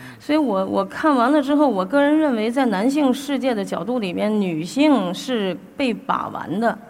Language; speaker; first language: Chinese; native; Chinese